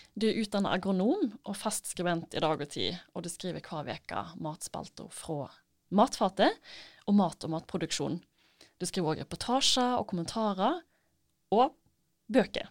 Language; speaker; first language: Norwegian; native; Norwegian